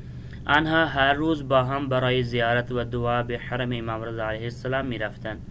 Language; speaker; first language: Persian; non-native, fluent; Urdu